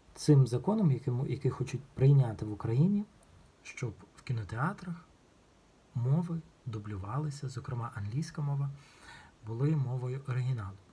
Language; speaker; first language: Ukrainian; non-native, local second language; Russian